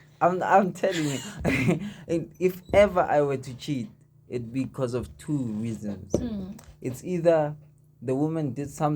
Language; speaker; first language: English; non-native, local second language; Zulu